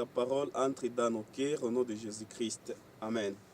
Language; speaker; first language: French; non-native, local second language; Swahili